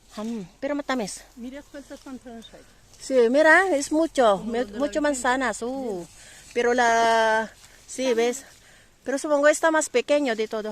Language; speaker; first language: Spanish; non-native, learner; Filipino